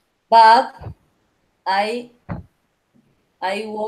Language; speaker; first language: English; non-native, learner; Spanish